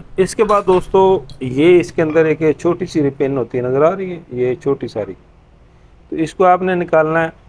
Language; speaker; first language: Urdu; non-native, local second language; Punjabi